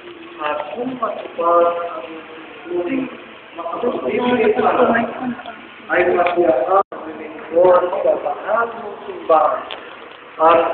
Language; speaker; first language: Filipino; native; Filipino